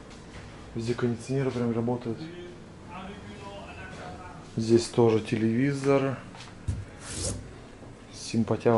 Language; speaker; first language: Russian; native; Russian